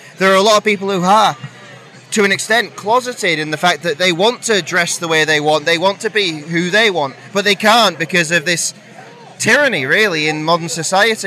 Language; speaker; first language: English; native; English